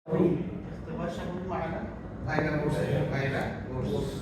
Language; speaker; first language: Arabic; non-native, fluent; Bangla